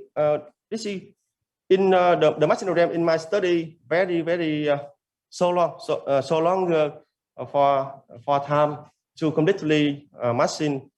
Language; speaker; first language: English; non-native, learner; Vietnamese